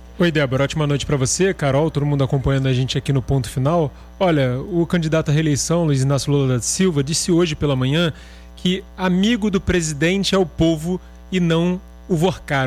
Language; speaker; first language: Portuguese; native; Portuguese